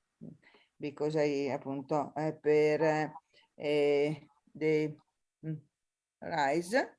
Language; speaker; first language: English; non-native, learner; Italian